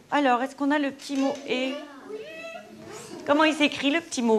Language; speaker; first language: French; native; French